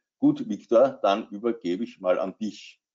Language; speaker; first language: German; native; German